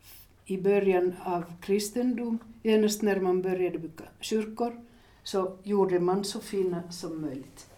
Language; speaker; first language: Swedish; non-native, fluent; Finnish